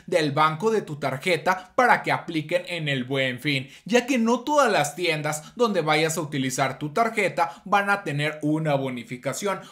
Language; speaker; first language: Spanish; native; Spanish